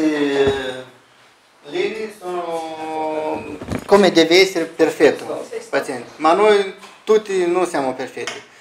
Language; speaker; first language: Italian; non-native, learner; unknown